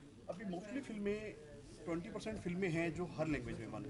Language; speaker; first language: Hindi; native; Hindi